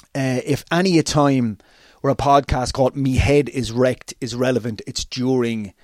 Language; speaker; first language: English; native; English